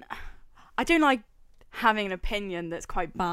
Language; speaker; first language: English; native; English